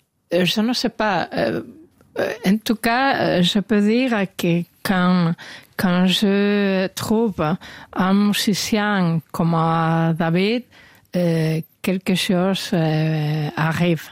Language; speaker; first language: French; non-native, learner; Spanish